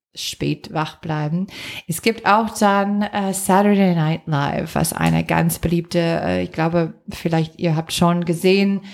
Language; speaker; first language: German; non-native, fluent; English